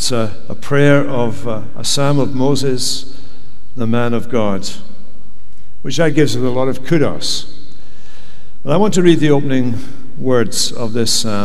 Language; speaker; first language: English; native; English